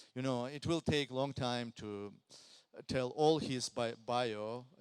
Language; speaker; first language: English; non-native, fluent; Georgian